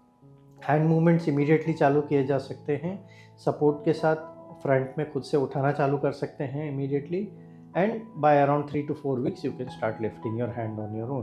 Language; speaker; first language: Hindi; native; Hindi